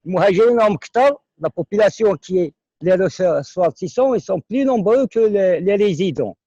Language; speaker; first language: French; non-native, local second language; Arabic